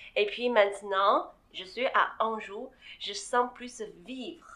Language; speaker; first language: French; non-native, fluent; Chinese